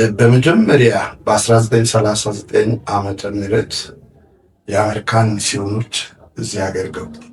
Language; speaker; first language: Amharic; non-native, local second language; Wolaytta